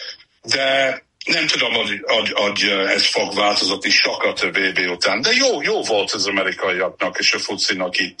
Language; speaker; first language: Hungarian; non-native, learner; English